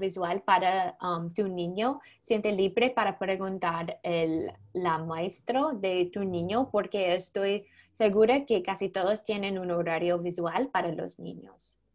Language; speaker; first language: Spanish; non-native, learner; English